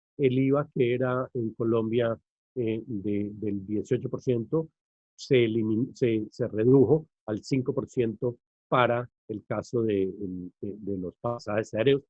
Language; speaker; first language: Spanish; native; Spanish